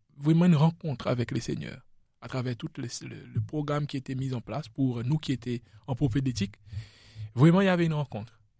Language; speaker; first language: French; non-native, local second language; Seselwa Creole French